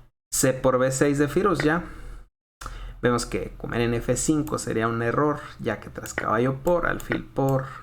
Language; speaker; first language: Spanish; native; Spanish